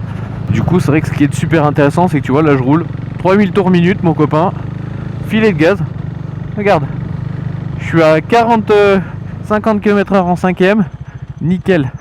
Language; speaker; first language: French; native; French